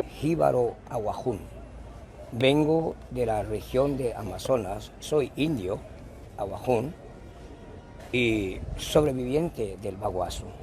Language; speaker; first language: Spanish; non-native, local second language; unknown